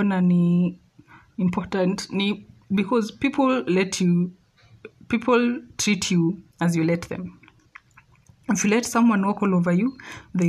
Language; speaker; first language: English; non-native, local second language; Swahili